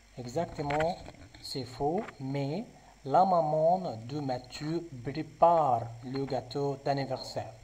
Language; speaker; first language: French; non-native, local second language; Arabic